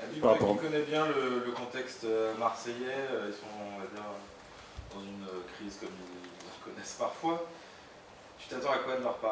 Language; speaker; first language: French; native; French